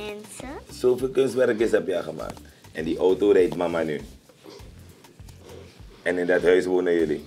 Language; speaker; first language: Dutch; native; Dutch